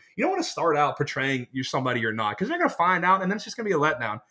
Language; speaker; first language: English; native; English